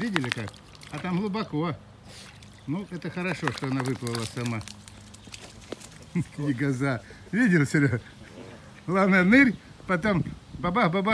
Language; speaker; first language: Russian; native; Russian